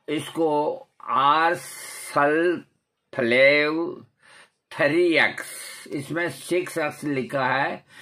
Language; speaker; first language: Hindi; non-native, local second language; Marwari